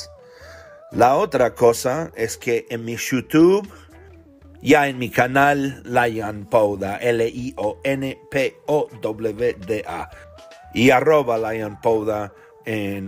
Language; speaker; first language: Spanish; non-native, fluent; English